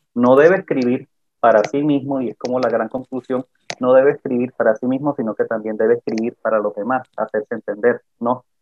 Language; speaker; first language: Spanish; native; Spanish